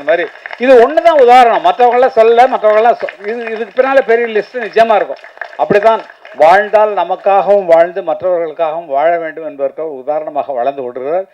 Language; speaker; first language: Tamil; native; Tamil